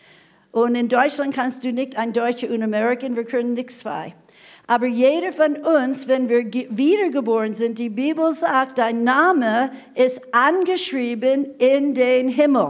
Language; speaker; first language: German; non-native, fluent; English